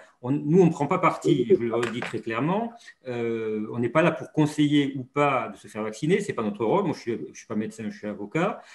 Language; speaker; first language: French; native; French